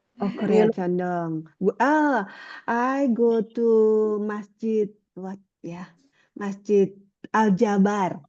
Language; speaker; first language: English; non-native, learner; Indonesian